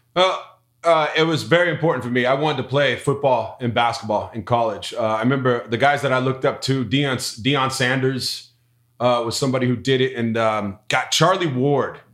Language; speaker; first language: English; native; English